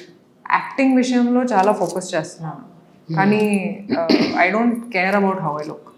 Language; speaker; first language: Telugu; non-native, local second language; Hindi